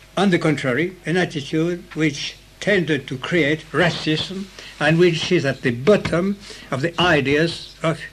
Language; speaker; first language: English; non-native, fluent; French